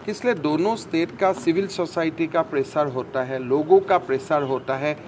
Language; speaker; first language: Hindi; non-native, local second language; Assamese